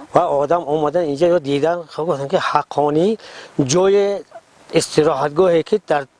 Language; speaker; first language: Tajik; native; Tajik